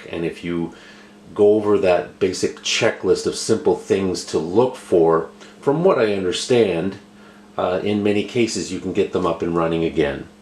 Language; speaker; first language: English; native; English